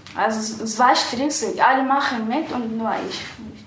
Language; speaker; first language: German; early bilingual, other home language; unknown